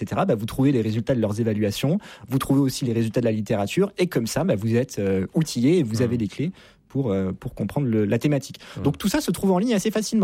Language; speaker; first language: French; native; French